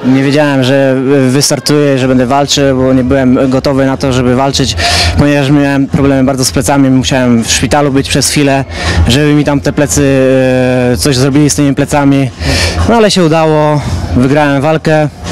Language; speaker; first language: Polish; native; Polish